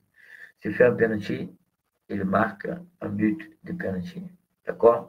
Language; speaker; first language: French; non-native, fluent; Portuguese